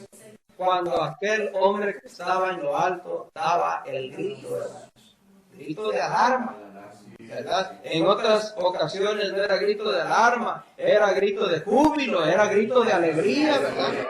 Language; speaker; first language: Spanish; native; Spanish